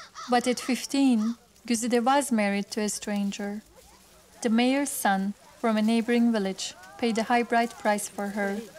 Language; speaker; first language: English; non-native, fluent; Turkish